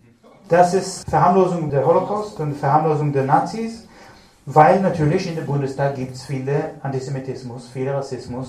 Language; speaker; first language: German; non-native, fluent; Hebrew